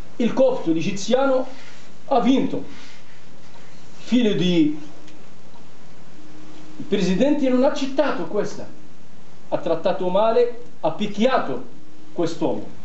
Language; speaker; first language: Italian; non-native, fluent; Arabic